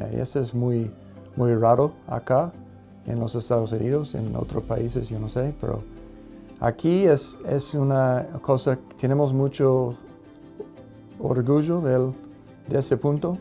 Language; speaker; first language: Spanish; non-native, fluent; English